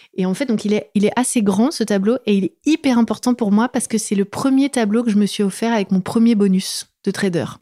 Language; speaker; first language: French; native; French